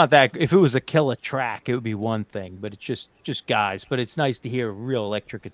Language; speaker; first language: English; native; English